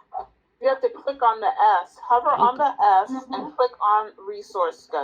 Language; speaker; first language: English; native; English